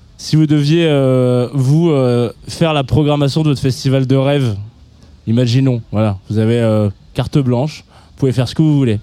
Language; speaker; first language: French; native; French